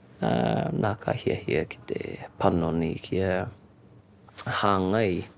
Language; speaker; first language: Māori; non-native, local second language; English